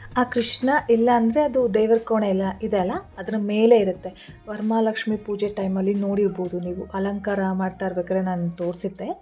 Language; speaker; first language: Kannada; native; Kannada